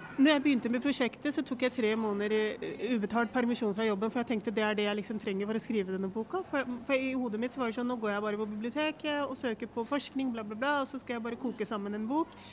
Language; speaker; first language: Norwegian; early bilingual, other home language; Urdu